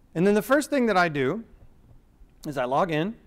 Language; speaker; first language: English; native; English